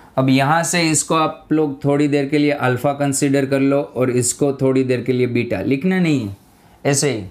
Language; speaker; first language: Hindi; non-native, local second language; Gujarati